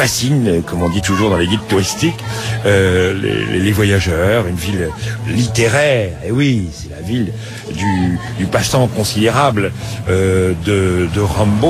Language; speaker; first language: French; native; French